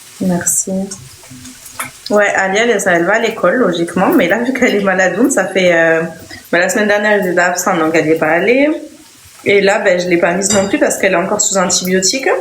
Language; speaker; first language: French; native; French